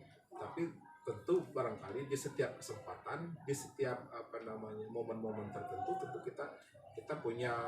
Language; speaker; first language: Indonesian; native; Indonesian